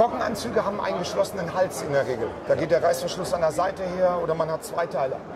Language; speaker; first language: German; native; German